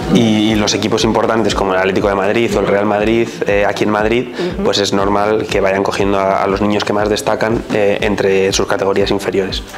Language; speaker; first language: Spanish; native; Spanish